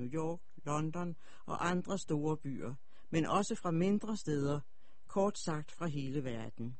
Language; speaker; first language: Danish; native; Danish